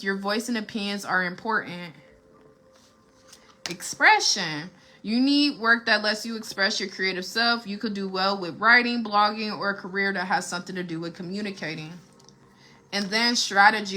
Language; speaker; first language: English; native; English